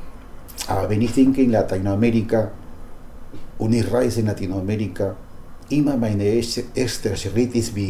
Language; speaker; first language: German; non-native, learner; Spanish